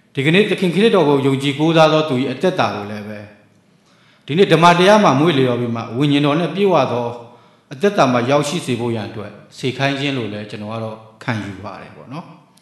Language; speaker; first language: Burmese; non-native, local second language; Kachin